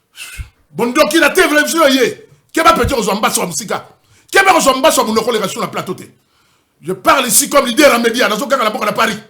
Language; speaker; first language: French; non-native, local second language; Lingala